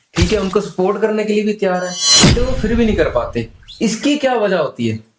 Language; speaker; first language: Hindi; native; Hindi